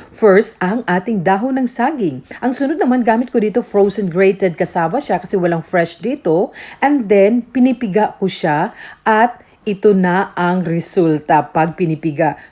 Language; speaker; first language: Filipino; non-native, local second language; Cebuano